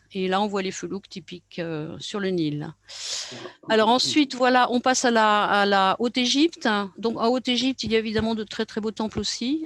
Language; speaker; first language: French; native; French